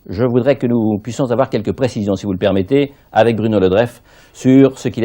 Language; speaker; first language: French; native; French